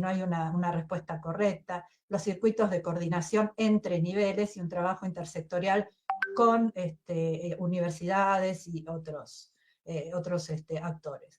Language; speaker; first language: Spanish; native; Spanish